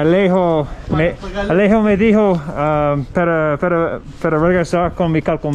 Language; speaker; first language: Spanish; non-native, learner; English